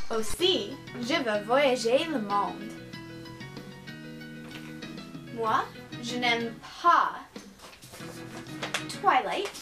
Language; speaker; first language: French; non-native, learner; English